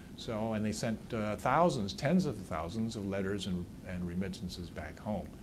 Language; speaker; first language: English; native; English